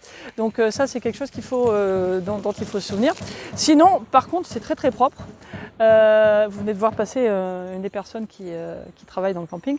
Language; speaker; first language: French; native; French